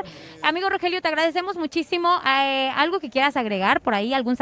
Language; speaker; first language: Spanish; native; Spanish